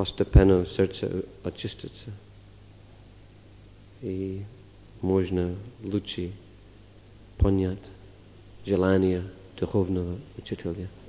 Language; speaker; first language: Russian; non-native, fluent; English